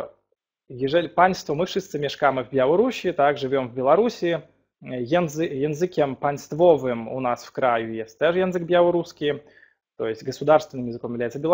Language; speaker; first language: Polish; non-native, fluent; Russian